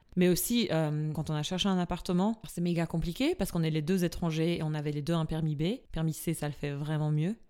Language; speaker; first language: French; non-native, fluent; Albanian